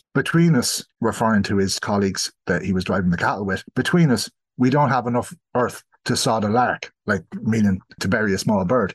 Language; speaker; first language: English; native; English